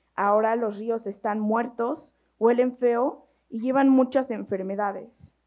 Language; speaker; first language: Spanish; native; Spanish